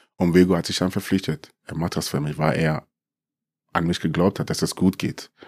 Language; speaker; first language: German; early bilingual, other home language; Akan